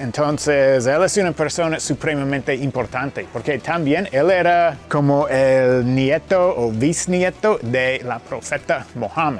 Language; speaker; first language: Spanish; non-native, fluent; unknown